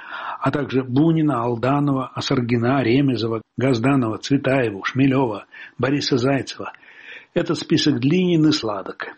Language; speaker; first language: Russian; native; Russian